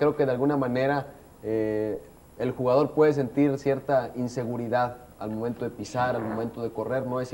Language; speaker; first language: Spanish; native; Spanish